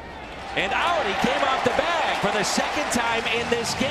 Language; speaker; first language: English; native; English